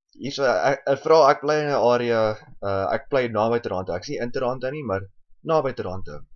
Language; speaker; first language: Afrikaans; early bilingual, heritage; Afrikaans